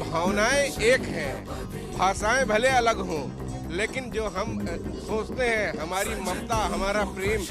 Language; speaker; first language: Hindi; native; Hindi